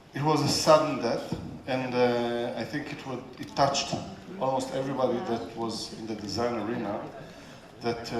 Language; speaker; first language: English; non-native, fluent; Hebrew